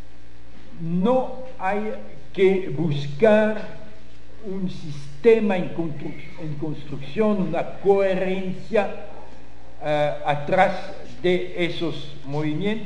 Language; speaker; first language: Spanish; non-native, fluent; French